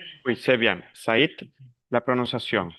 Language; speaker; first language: French; non-native, fluent; Spanish